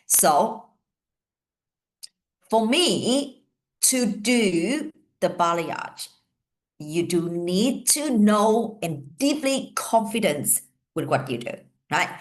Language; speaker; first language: English; non-native, fluent; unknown